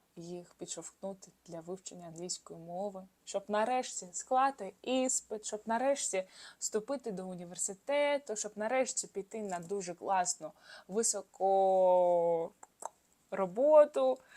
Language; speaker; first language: Ukrainian; non-native, fluent; Russian